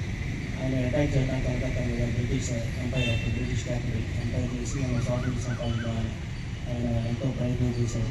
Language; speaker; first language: Telugu; native; Telugu